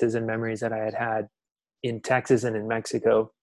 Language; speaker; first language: English; native; English